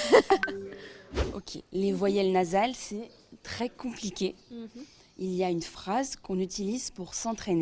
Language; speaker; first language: French; native; French